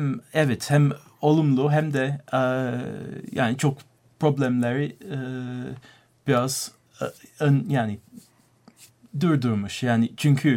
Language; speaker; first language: Turkish; non-native, learner; English